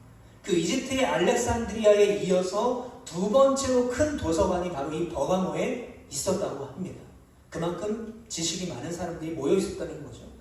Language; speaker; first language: Korean; native; Korean